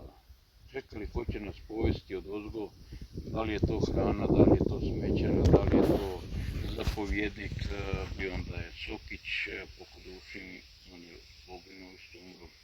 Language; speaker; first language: Croatian; native; Croatian